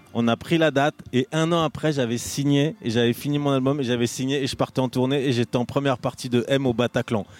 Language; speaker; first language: French; native; French